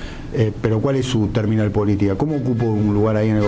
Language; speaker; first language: Spanish; native; Spanish